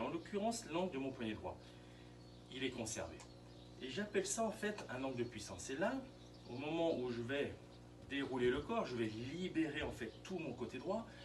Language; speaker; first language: French; native; French